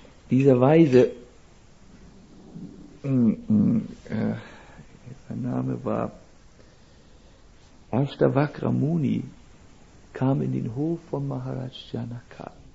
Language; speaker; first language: German; native; German